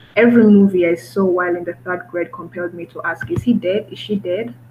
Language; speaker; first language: English; non-native, local second language; Kinyarwanda